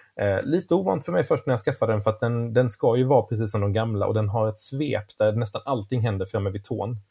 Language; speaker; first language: Swedish; native; Swedish